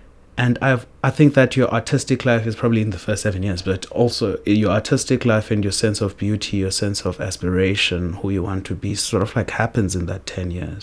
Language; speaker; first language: English; non-native, local second language; Xhosa